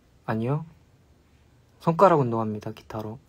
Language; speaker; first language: Korean; native; Korean